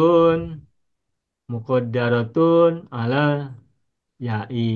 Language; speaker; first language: Arabic; non-native, fluent; Indonesian